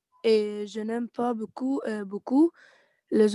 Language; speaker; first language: French; non-native, learner; Arabic